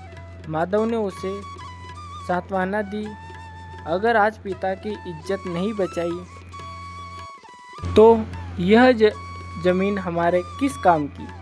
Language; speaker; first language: Hindi; native; Hindi